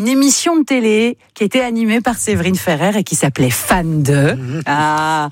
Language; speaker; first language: French; native; French